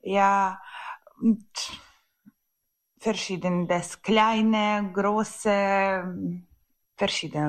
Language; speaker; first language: German; non-native, learner; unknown